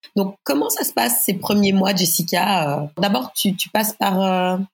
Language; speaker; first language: French; early bilingual, other home language; Spanish